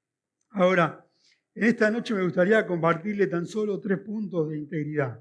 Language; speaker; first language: Spanish; native; Spanish